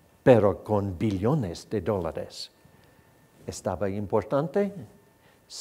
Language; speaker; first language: Spanish; non-native, fluent; English